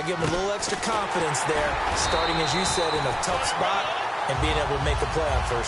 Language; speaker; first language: English; native; English